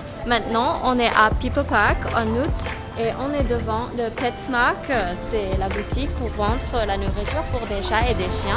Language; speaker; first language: French; non-native, learner; Thai